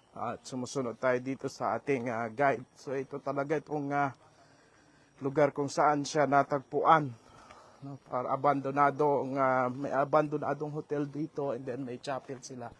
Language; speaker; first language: Filipino; native; Filipino